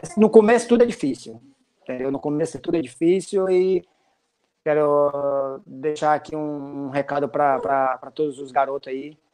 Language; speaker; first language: Portuguese; native; Portuguese